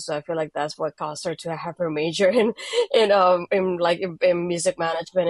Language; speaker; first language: English; non-native, fluent; Spanish